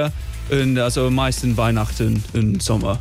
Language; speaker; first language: German; non-native, fluent; English